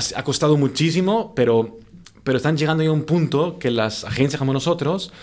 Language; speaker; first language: Spanish; native; Spanish